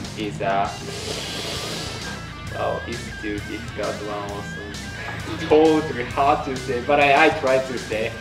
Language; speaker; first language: English; non-native, learner; Japanese